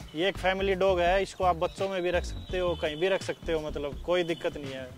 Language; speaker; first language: Hindi; native; Hindi